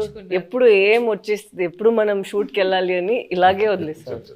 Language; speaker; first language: Telugu; non-native, fluent; Tamil